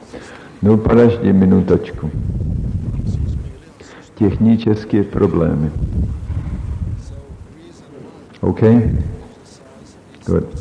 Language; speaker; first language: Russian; non-native, learner; English